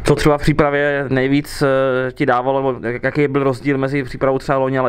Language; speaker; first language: Czech; native; Czech